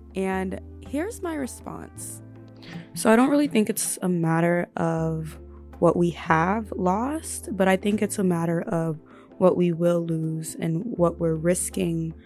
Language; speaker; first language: English; early bilingual, other home language; Yoruba